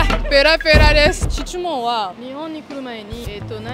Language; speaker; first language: Japanese; non-native, learner; English